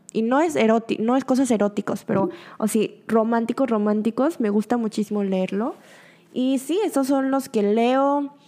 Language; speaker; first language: Spanish; early bilingual, other home language; Korean